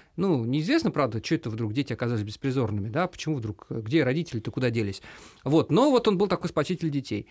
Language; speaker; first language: Russian; native; Russian